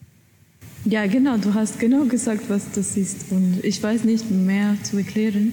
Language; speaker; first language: German; non-native, learner; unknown